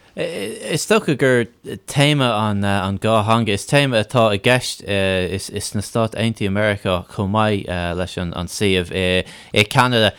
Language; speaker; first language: Irish; non-native, local second language; English